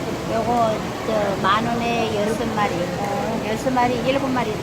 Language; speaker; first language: Korean; native; Korean